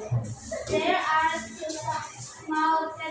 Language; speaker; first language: English; non-native, learner; Indonesian